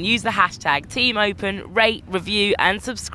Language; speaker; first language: English; native; English